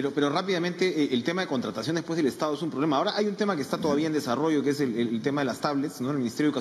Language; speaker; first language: Spanish; native; Spanish